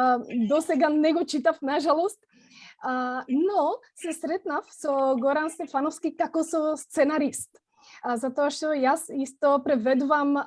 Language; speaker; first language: Macedonian; non-native, fluent; Czech